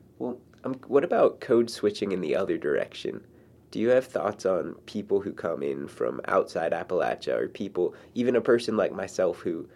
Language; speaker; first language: English; native; English